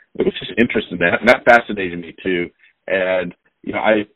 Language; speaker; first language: English; native; English